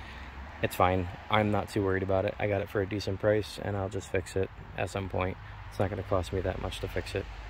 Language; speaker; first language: English; native; English